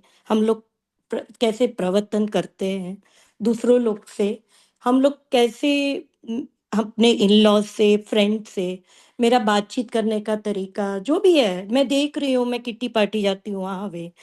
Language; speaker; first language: Hindi; non-native, local second language; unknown